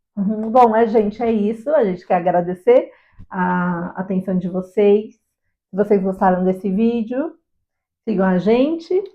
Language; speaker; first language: Portuguese; native; Portuguese